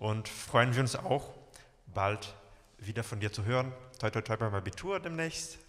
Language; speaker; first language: German; native; German